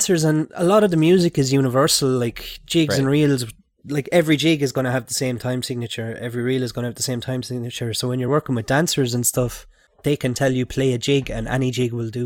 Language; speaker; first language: English; native; English